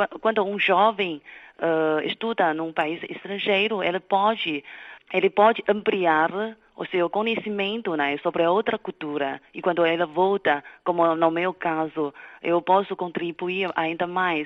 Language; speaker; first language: Portuguese; non-native, fluent; Chinese